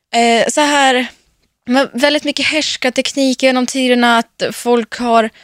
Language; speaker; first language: Swedish; early bilingual, other home language; Russian